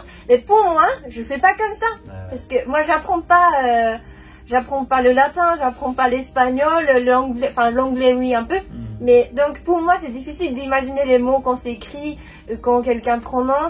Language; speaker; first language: French; non-native, fluent; Japanese